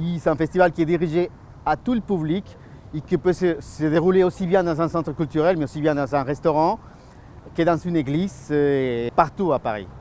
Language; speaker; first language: French; non-native, fluent; Spanish